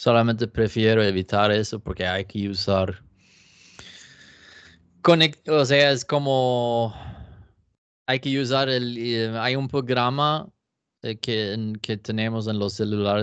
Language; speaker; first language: Spanish; non-native, fluent; Swedish